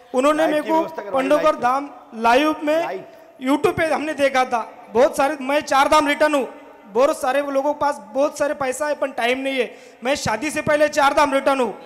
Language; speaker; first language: Hindi; non-native, local second language; Marathi